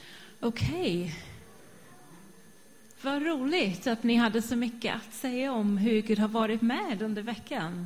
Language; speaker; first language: Swedish; non-native, fluent; English